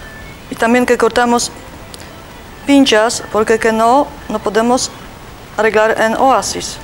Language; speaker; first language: Spanish; non-native, learner; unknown